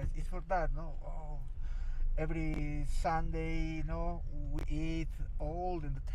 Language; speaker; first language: English; non-native, learner; Spanish